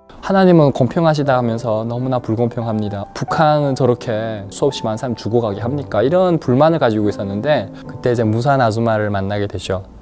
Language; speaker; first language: Korean; native; Korean